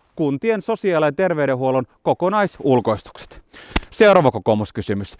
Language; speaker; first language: Finnish; native; Finnish